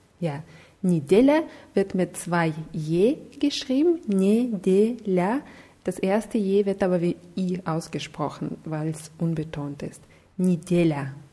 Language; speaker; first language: German; non-native, fluent; Russian